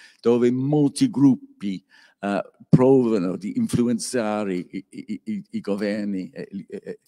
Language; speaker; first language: Italian; non-native, learner; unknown